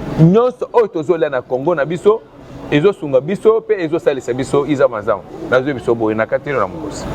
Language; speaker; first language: Lingala; non-native, local second language; Luba-Lulua